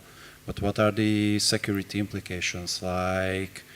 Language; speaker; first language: English; non-native, fluent; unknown